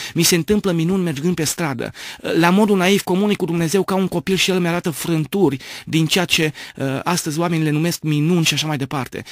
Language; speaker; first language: Romanian; native; Romanian